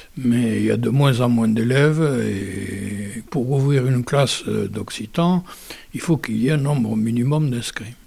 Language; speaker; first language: French; non-native, local second language; Occitan